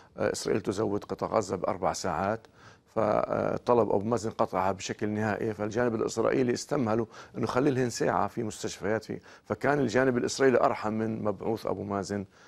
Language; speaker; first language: Arabic; native; Arabic